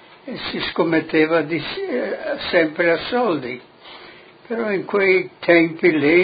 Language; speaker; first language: Italian; non-native, local second language; Friulian